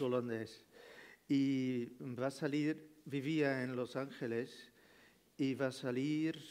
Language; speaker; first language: Spanish; non-native, fluent; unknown